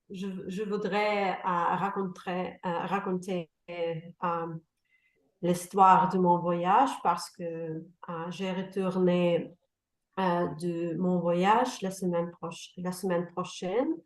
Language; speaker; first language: French; non-native, learner; Russian